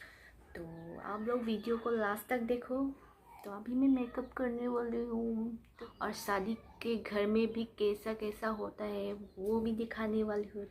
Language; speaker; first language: Hindi; non-native, local second language; Karbi